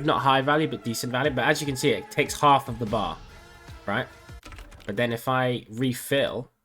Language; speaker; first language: English; native; English